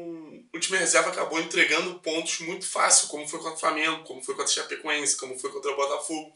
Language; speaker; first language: Portuguese; native; Portuguese